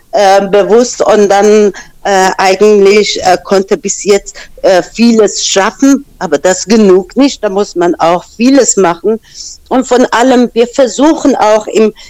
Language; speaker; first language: German; non-native, fluent; Persian